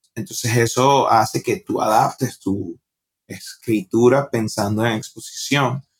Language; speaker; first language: Spanish; native; Spanish